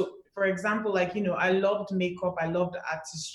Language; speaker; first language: English; non-native, local second language; Igbo